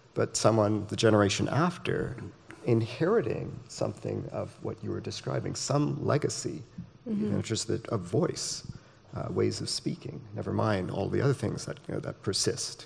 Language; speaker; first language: English; native; English